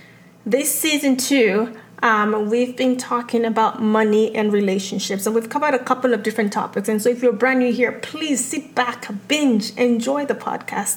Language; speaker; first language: English; non-native, local second language; Yoruba